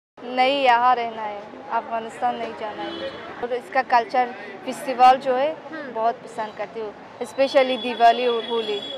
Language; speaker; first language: Hindi; non-native, learner; Persian